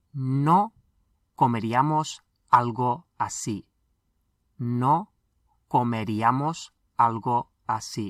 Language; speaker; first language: Spanish; non-native, fluent; English